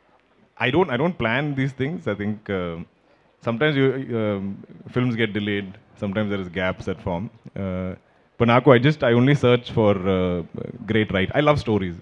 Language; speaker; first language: Telugu; non-native, learner; Malayalam